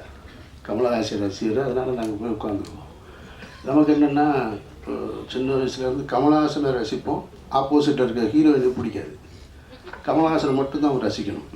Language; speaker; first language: Tamil; native; Tamil